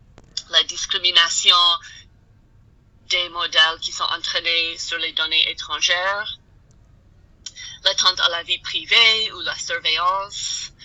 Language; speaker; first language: French; non-native, learner; English